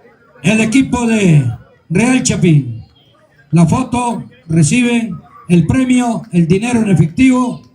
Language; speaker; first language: Spanish; native; Spanish